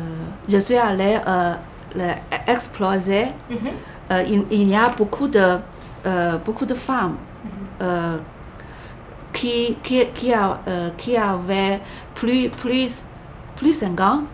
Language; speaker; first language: French; non-native, learner; Chinese